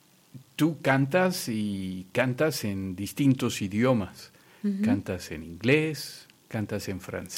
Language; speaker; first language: Spanish; native; Spanish